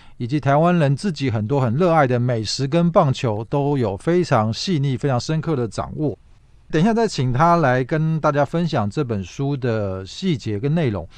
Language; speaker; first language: Chinese; native; Chinese